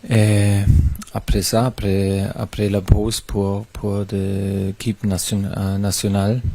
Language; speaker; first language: French; non-native, fluent; German